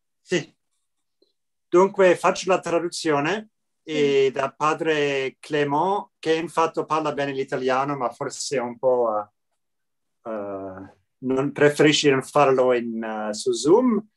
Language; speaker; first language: Italian; non-native, fluent; English